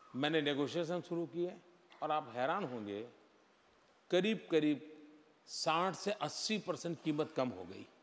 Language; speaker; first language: Hindi; non-native, local second language; Gujarati